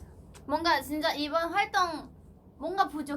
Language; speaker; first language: Korean; non-native, fluent; Thai